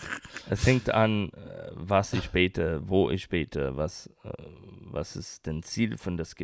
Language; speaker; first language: German; non-native, learner; English